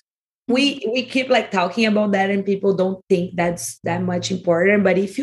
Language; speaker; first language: English; non-native, fluent; Portuguese